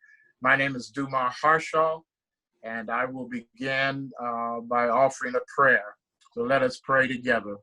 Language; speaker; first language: English; native; English